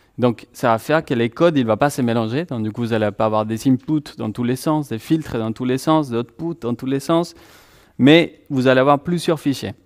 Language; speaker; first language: French; non-native, fluent; Spanish